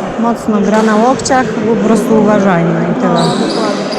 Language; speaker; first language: Polish; native; Polish